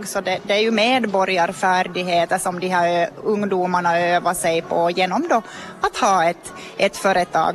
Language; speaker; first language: Swedish; native; Swedish